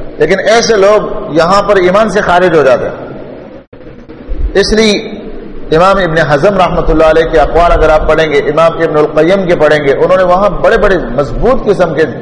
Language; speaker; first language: Urdu; non-native, local second language; Pashto